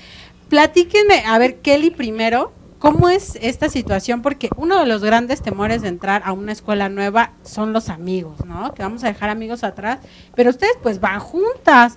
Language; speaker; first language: Spanish; native; Spanish